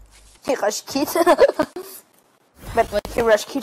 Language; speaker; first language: English; non-native, learner; French